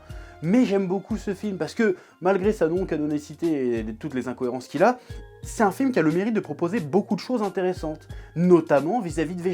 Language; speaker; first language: French; native; French